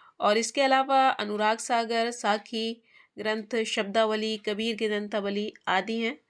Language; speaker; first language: Hindi; native; Hindi